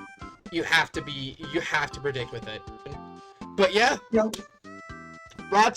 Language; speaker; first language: English; native; English